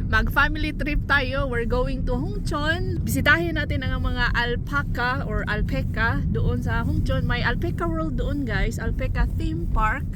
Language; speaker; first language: Filipino; non-native, local second language; Cebuano